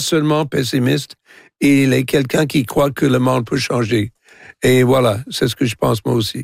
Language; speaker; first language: French; non-native, local second language; English